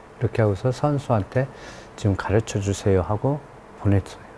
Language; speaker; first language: Korean; native; Korean